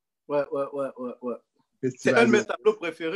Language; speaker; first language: French; native; French